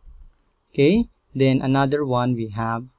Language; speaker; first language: English; non-native, local second language; Filipino